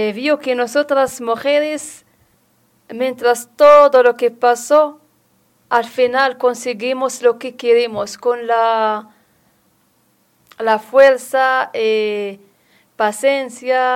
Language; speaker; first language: Spanish; non-native, learner; Arabic